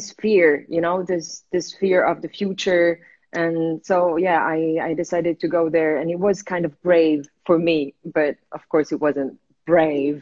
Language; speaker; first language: English; non-native, fluent; Italian